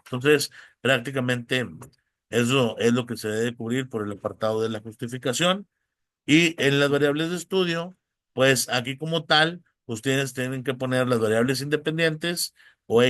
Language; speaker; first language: Spanish; native; Spanish